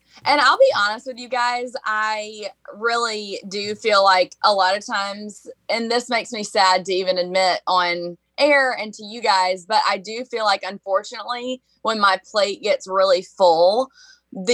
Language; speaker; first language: English; native; English